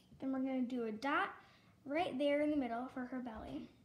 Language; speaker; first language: English; native; English